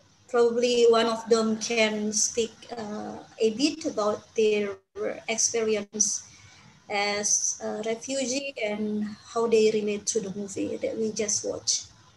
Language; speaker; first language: English; non-native, fluent; Indonesian